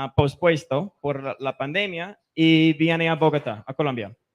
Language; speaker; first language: Spanish; non-native, fluent; English